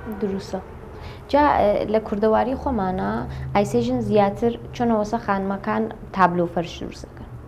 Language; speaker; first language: Central Kurdish; native; Central Kurdish